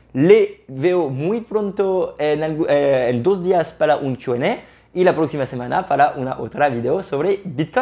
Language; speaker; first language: Spanish; non-native, fluent; French